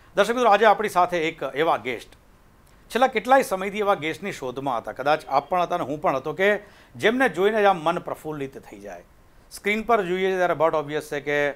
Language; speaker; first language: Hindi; non-native, local second language; Gujarati